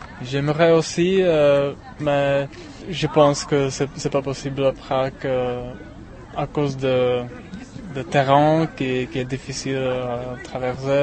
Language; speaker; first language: French; non-native, learner; Czech